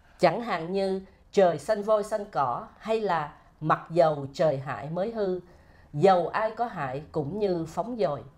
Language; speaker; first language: Vietnamese; native; Vietnamese